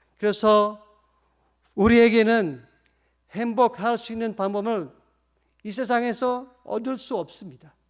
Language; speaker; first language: Korean; non-native, fluent; Indonesian